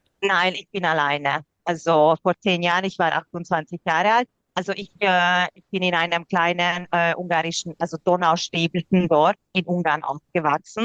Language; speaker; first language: German; non-native, fluent; Hungarian